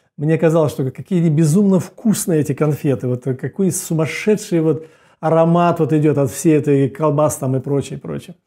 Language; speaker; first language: Russian; native; Russian